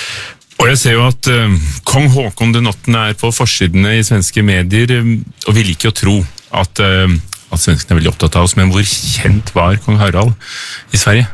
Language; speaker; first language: Norwegian; native; Norwegian